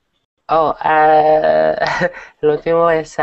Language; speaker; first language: Spanish; non-native, learner; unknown